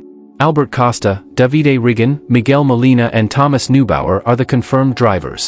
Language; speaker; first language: English; non-native, fluent; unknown